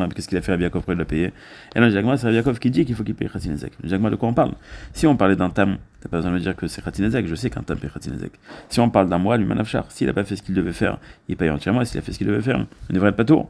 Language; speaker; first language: French; native; French